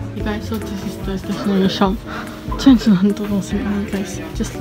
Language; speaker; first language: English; non-native, local second language; Chinese